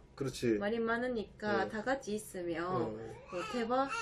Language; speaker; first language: Korean; non-native, learner; Japanese